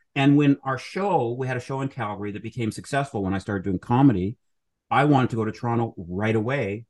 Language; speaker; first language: English; native; English